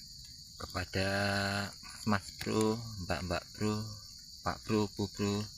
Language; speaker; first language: Indonesian; native; Indonesian